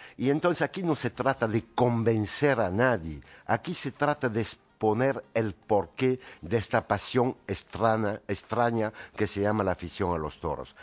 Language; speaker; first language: Spanish; non-native, fluent; French